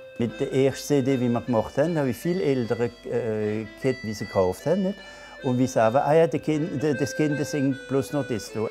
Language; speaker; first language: German; non-native, local second language; French